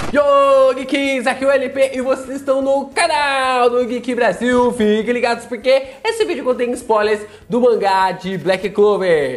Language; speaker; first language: Portuguese; native; Portuguese